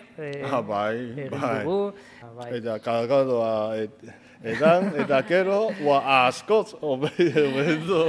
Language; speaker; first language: Basque; non-native, learner; Chinese